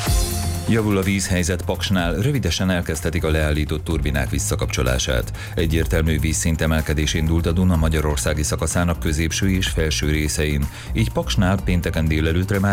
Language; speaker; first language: Hungarian; native; Hungarian